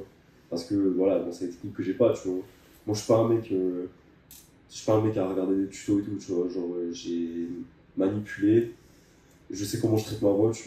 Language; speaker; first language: French; native; French